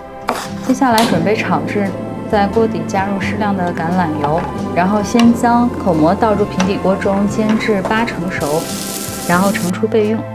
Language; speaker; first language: Chinese; native; Chinese